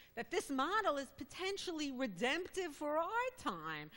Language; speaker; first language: English; native; English